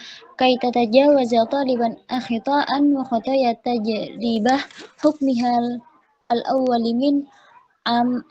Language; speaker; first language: Arabic; non-native, learner; Indonesian